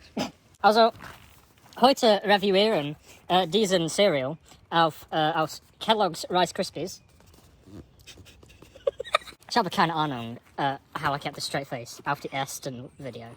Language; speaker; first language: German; non-native, learner; English